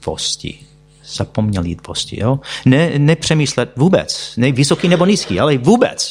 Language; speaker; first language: Czech; non-native, fluent; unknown